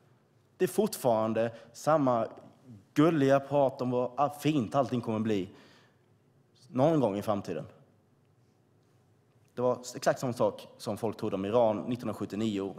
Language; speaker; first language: Swedish; native; Swedish